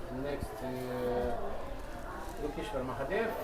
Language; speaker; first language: English; non-native, learner; Russian